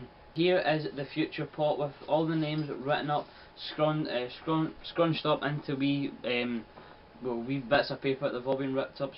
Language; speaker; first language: English; native; English